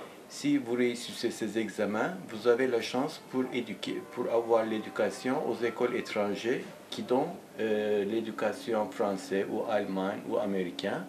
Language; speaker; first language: French; non-native, local second language; Turkish